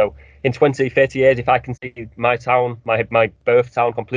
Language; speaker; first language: English; native; English